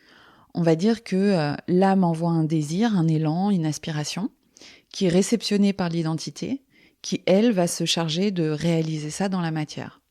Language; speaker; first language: French; native; French